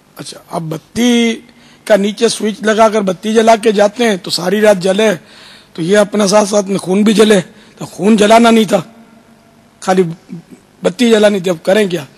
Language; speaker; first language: Urdu; non-native, local second language; Kachhi